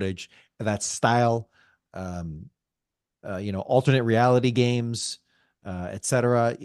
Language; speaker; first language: English; native; English